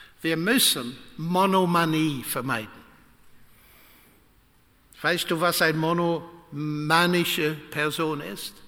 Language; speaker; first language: German; non-native, fluent; English